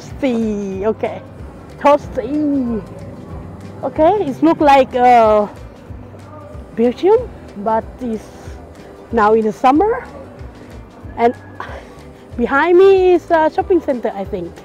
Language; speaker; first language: English; non-native, learner; Thai